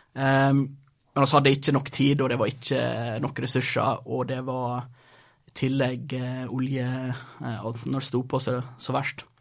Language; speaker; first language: Norwegian; early bilingual, other home language; Swedish